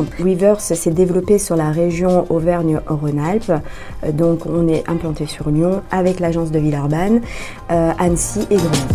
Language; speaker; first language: French; native; French